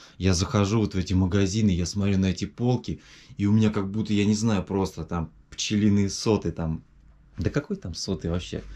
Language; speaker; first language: Russian; native; Russian